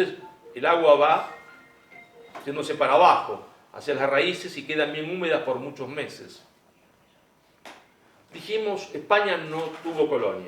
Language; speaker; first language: Spanish; native; Spanish